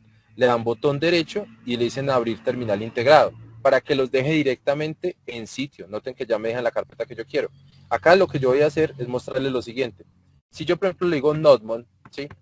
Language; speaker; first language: Spanish; native; Spanish